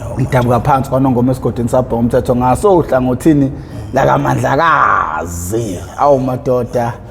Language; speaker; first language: Zulu; native; Zulu